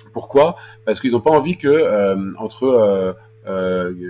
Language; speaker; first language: French; native; French